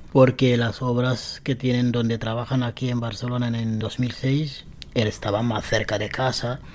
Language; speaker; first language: Spanish; non-native, fluent; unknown